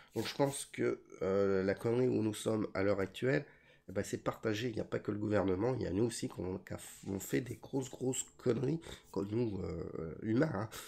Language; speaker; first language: French; native; French